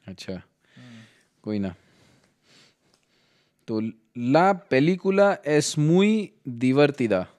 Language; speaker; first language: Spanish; non-native, learner; Hindi